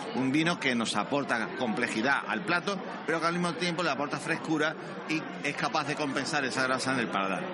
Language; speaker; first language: Spanish; native; Spanish